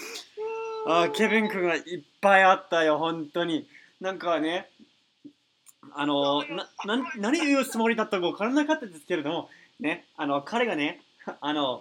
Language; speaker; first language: Japanese; non-native, learner; English